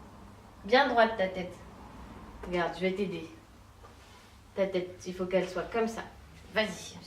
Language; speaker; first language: French; native; French